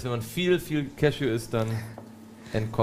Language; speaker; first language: German; native; German